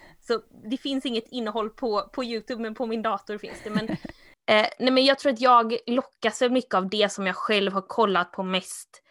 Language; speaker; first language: Swedish; native; Swedish